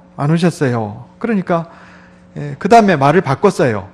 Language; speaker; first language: Korean; native; Korean